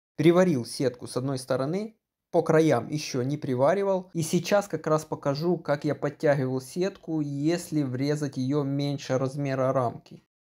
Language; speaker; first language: Russian; non-native, local second language; Ukrainian